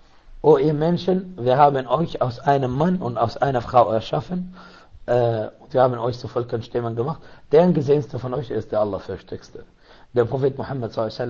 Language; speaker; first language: German; non-native, learner; Arabic